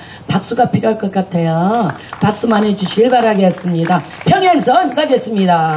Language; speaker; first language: Korean; native; Korean